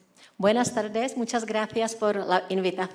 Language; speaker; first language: Spanish; non-native, fluent; Czech